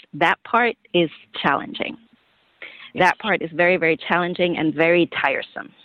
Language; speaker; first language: English; non-native, fluent; German